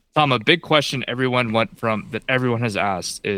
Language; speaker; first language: English; native; English